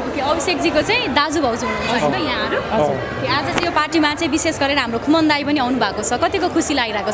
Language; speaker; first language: Nepali; native; Nepali